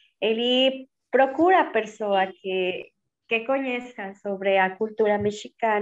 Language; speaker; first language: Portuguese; non-native, learner; Spanish